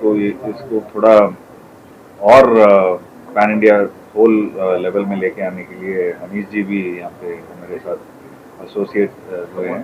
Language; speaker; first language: Hindi; non-native, local second language; Tamil